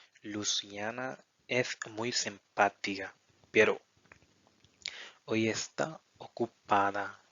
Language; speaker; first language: Spanish; non-native, fluent; Hindi